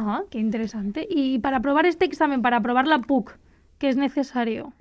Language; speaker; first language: Spanish; native; Spanish